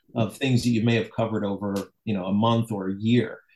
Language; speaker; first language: English; native; English